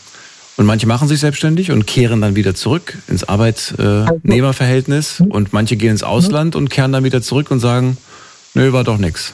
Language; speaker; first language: German; native; German